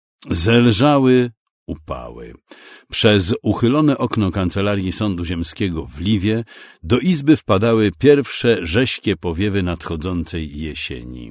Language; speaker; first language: Polish; native; Polish